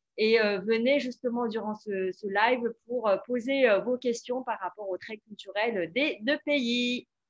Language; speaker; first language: French; non-native, fluent; Vietnamese